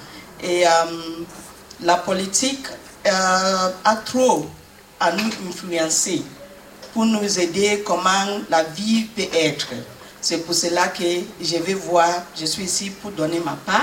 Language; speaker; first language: French; non-native, learner; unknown